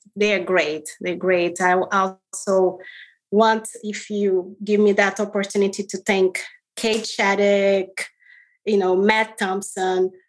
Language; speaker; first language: English; non-native, fluent; Portuguese